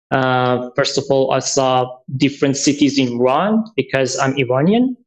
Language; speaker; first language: English; non-native, learner; Persian